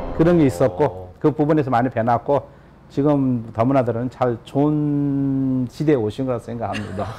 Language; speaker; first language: Korean; non-native, fluent; Nepali